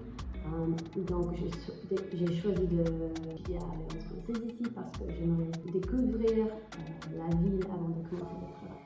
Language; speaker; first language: French; non-native, learner; English